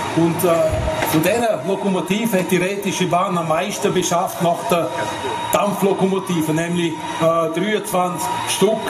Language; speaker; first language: German; non-native, local second language; Romansh